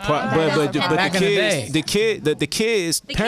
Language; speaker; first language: English; native; English